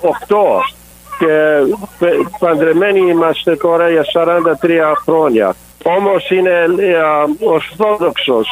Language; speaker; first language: Greek; early bilingual, heritage; English